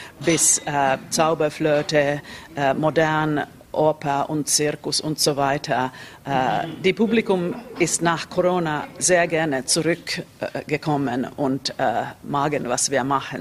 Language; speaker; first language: German; non-native, learner; Finnish